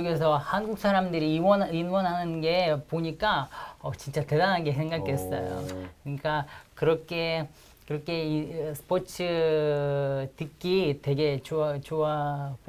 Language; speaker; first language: Korean; non-native, fluent; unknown